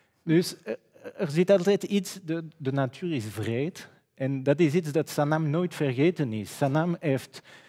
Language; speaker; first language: Dutch; non-native, fluent; French